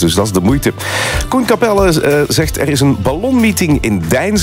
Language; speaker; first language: Dutch; native; Dutch